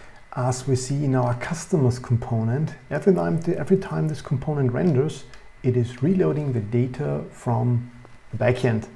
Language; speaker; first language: English; non-native, fluent; German